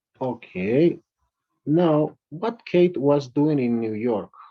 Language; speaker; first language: English; non-native, fluent; Spanish